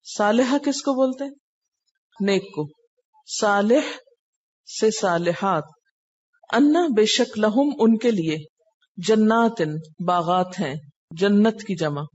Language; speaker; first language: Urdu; native; Urdu